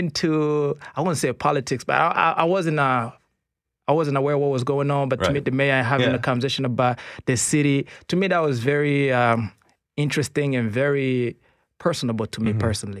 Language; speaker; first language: English; non-native, local second language; Kinyarwanda